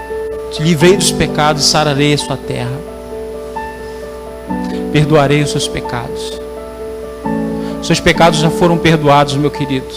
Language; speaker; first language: Portuguese; native; Portuguese